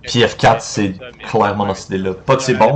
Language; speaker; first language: French; native; French